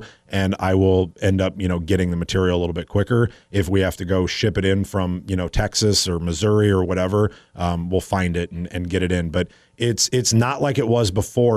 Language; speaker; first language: English; native; English